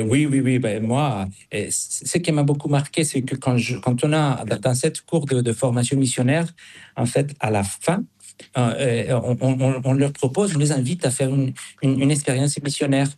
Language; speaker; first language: French; non-native, fluent; Spanish